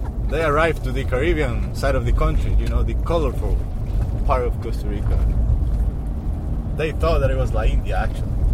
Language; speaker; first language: English; non-native, fluent; Spanish